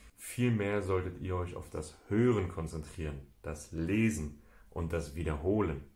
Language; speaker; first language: German; native; German